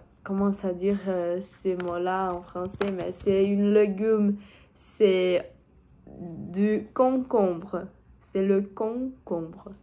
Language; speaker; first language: French; non-native, learner; Portuguese